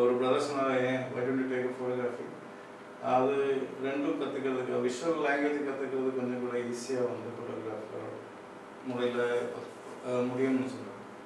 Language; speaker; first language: Tamil; non-native, local second language; Malayalam